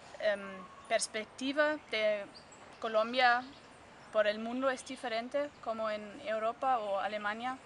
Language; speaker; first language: Spanish; non-native, learner; German